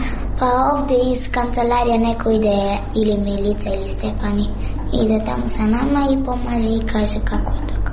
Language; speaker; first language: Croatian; non-native, learner; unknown